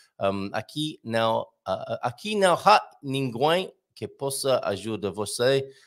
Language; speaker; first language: Portuguese; non-native, learner; English